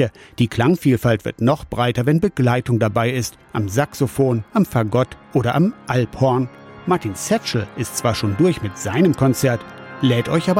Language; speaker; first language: German; native; German